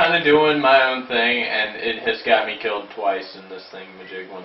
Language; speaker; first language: English; native; English